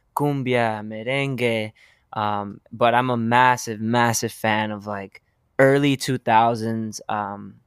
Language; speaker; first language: English; early bilingual, other home language; Spanish